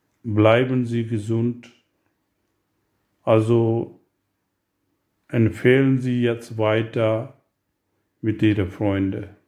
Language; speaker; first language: German; non-native, learner; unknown